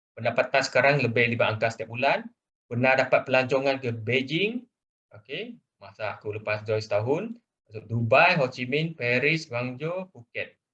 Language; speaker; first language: Malay; non-native, local second language; Chinese